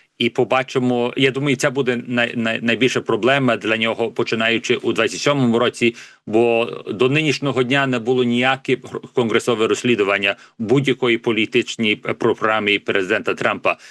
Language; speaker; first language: Ukrainian; early bilingual, heritage; English